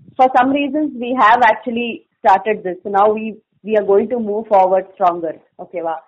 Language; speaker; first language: English; non-native, local second language; Tamil